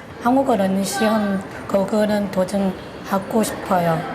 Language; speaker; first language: Korean; non-native, learner; Chinese